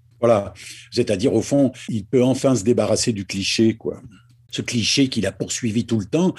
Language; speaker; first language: French; native; French